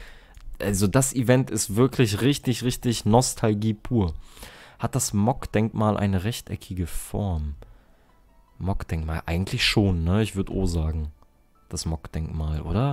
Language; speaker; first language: German; native; German